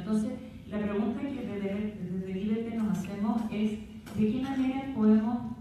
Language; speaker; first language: Spanish; native; Spanish